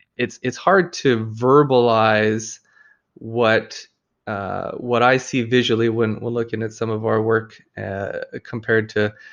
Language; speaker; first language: English; native; English